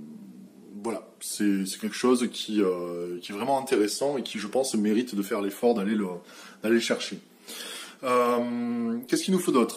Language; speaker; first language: French; native; French